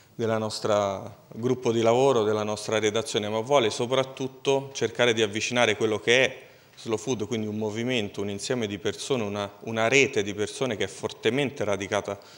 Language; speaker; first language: Italian; native; Italian